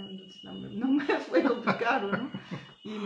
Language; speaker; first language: Spanish; non-native, fluent; German